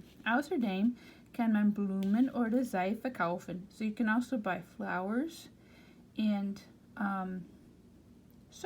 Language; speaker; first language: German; non-native, fluent; English